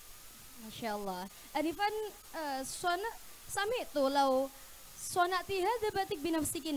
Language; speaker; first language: Arabic; non-native, learner; Indonesian